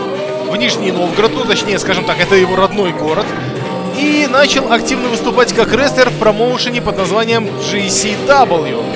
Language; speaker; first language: Russian; native; Russian